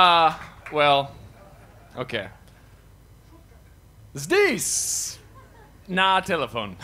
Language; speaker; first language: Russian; non-native, learner; English